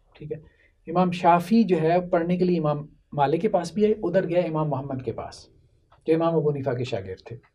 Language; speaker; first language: Urdu; native; Urdu